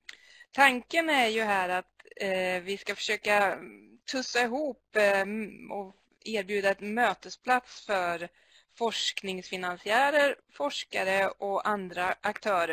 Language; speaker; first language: Swedish; native; Swedish